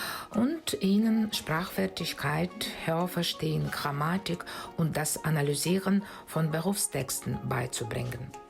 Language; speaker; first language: German; non-native, fluent; Russian